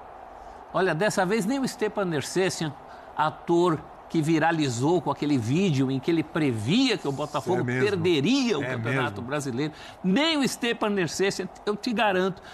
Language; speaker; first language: Portuguese; native; Portuguese